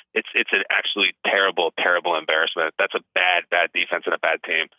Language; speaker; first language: English; native; English